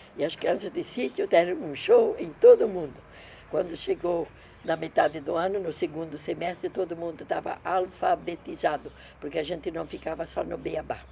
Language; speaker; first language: Portuguese; native; Portuguese